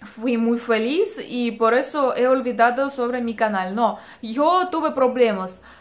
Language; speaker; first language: Spanish; non-native, fluent; Russian